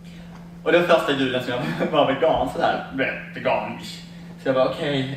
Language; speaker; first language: Swedish; native; Swedish